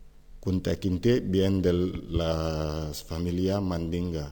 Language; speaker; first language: Spanish; non-native, learner; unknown